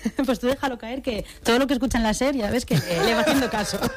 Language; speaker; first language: Spanish; native; Spanish